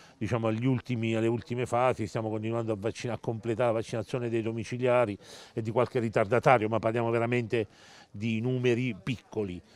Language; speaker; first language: Italian; native; Italian